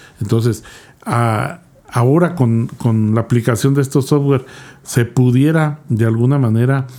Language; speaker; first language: Spanish; native; Spanish